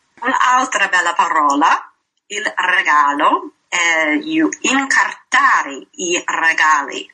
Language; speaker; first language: Italian; non-native, fluent; English